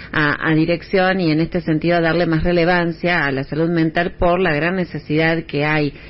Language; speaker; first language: Spanish; native; Spanish